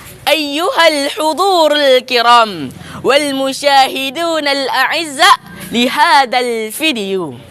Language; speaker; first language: Arabic; non-native, learner; Indonesian